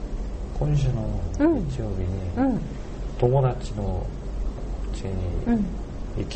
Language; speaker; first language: Japanese; non-native, learner; Korean